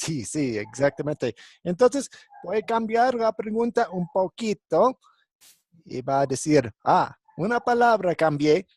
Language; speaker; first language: Spanish; non-native, fluent; English